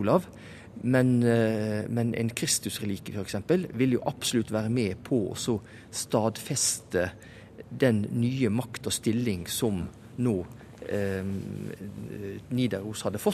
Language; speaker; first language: Norwegian; native; Norwegian